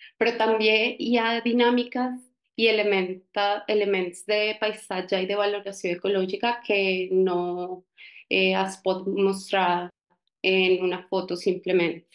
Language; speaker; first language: Catalan; non-native, fluent; Spanish